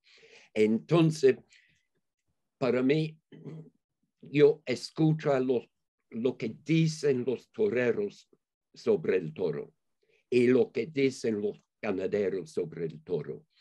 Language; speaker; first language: Spanish; non-native, fluent; English